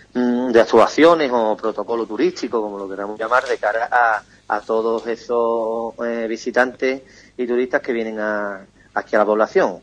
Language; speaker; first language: Spanish; native; Spanish